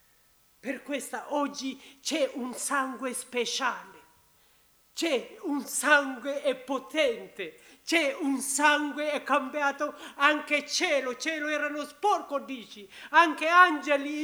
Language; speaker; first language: Italian; non-native, learner; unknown